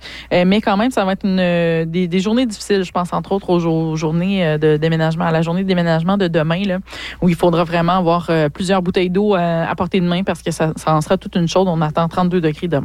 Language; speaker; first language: French; native; French